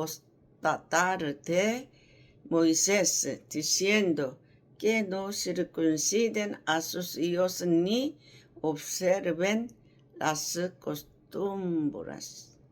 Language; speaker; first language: Spanish; non-native, learner; Korean